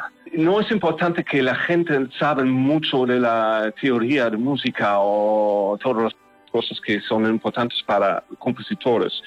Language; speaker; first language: Spanish; non-native, learner; German